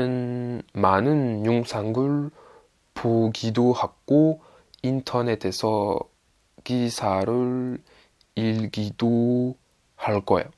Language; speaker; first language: Korean; non-native, learner; French